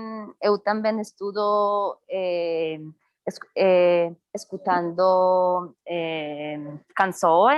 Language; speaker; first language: Portuguese; non-native, learner; Spanish